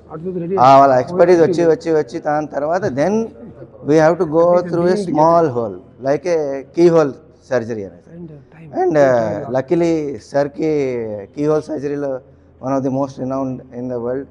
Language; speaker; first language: Telugu; native; Telugu